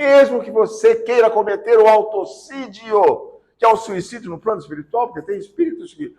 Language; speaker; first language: Portuguese; native; Portuguese